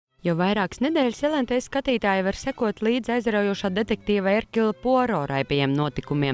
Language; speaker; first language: Latvian; native; Latvian